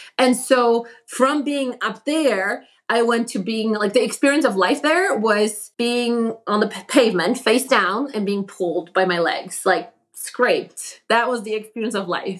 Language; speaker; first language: English; non-native, fluent; Polish